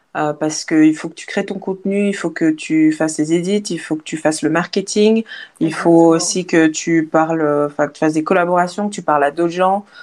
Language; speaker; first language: French; native; French